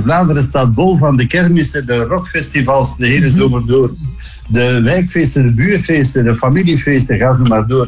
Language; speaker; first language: Dutch; native; Dutch